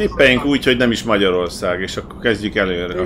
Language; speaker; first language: Hungarian; native; Hungarian